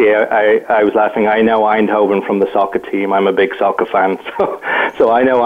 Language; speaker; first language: English; native; English